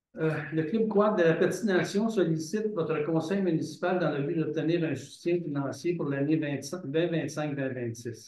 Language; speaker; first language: French; native; French